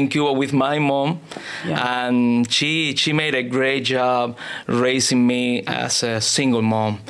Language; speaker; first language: English; non-native, learner; Spanish